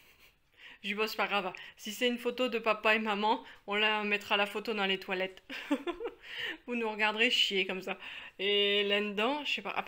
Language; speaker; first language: French; native; French